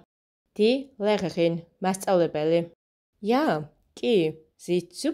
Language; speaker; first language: German; non-native, fluent; Georgian